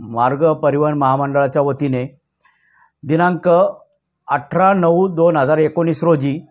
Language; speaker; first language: Marathi; native; Marathi